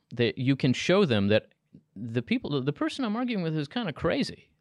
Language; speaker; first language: English; native; English